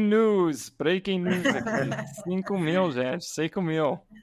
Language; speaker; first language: Portuguese; non-native, fluent; English